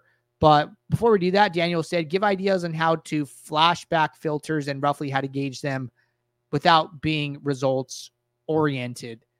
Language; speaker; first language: English; native; English